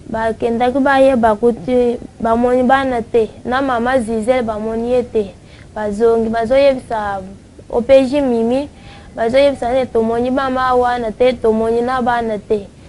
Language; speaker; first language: Lingala; non-native, local second language; Luba-Lulua